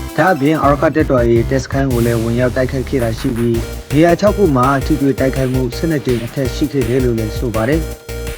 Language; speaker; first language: Burmese; native; Burmese